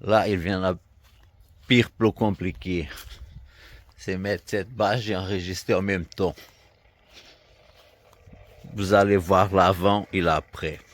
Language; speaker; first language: French; native; French